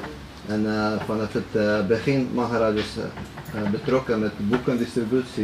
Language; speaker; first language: Dutch; non-native, fluent; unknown